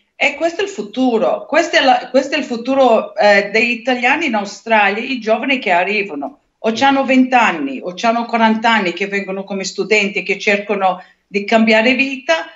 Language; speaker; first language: Italian; early bilingual, heritage; Italian